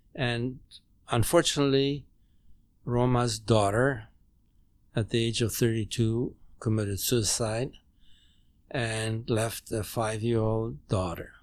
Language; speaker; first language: English; non-native, fluent; German